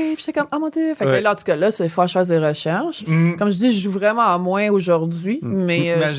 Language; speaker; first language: French; native; French